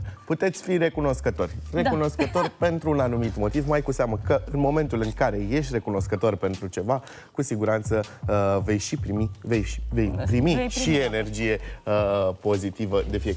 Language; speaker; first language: Romanian; native; Romanian